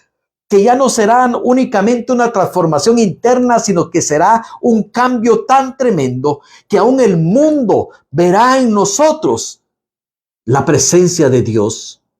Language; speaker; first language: Spanish; native; Spanish